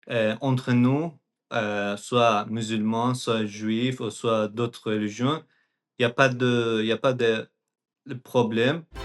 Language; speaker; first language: French; non-native, learner; Azerbaijani